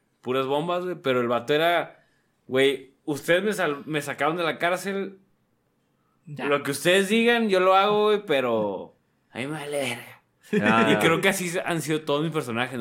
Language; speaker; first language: Spanish; native; Spanish